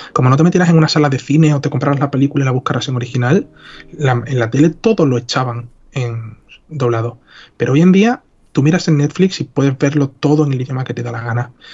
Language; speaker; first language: Spanish; native; Spanish